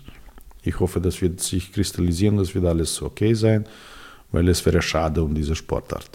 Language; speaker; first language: German; non-native, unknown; Serbian